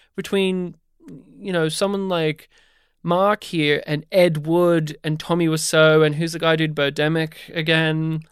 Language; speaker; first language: English; native; English